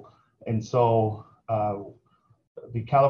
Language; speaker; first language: English; native; English